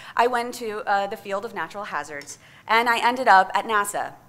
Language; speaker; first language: English; native; English